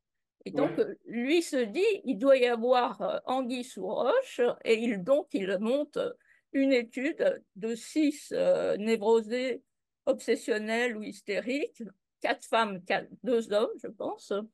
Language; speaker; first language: French; native; French